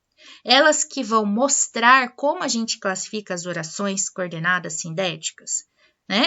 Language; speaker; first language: Portuguese; native; Portuguese